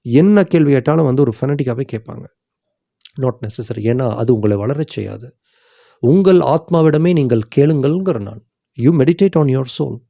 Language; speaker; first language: Tamil; native; Tamil